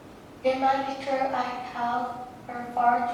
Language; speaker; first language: English; non-native, learner; Vietnamese